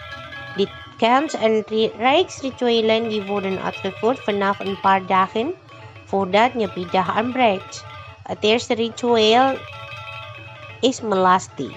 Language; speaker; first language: Dutch; non-native, fluent; Indonesian